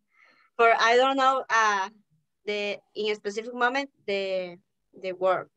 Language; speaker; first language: English; non-native, learner; Spanish